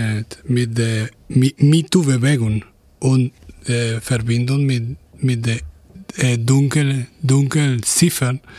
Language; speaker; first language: German; non-native, fluent; Spanish